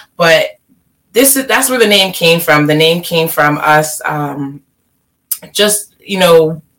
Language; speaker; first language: English; native; English